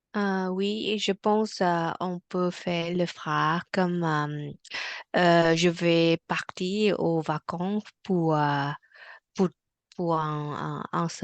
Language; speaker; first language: French; non-native, learner; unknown